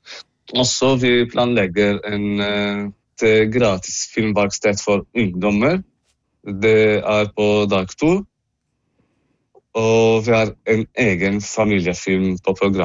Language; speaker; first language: Norwegian; non-native, fluent; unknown